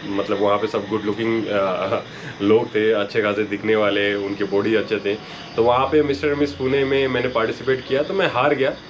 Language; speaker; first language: Hindi; non-native, local second language; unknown